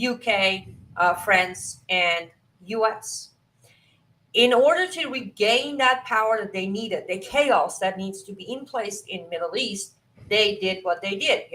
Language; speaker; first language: English; non-native, fluent; Persian